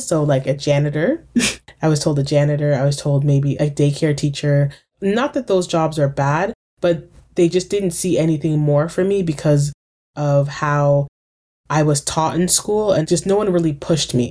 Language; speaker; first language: English; native; English